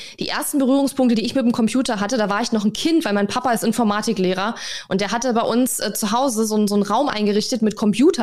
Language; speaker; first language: German; native; German